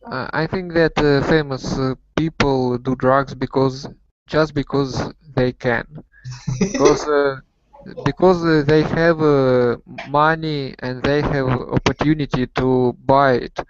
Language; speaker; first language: English; non-native, learner; Russian